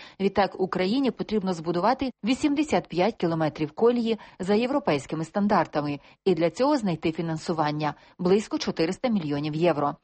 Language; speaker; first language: Ukrainian; native; Ukrainian